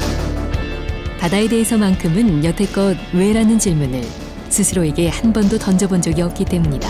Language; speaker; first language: Korean; native; Korean